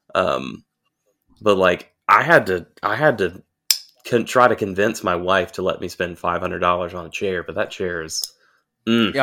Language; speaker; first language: English; native; English